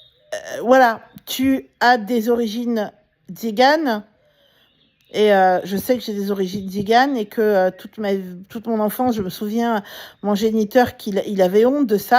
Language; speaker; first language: French; native; French